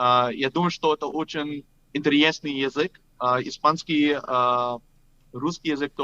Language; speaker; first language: Russian; non-native, learner; Dutch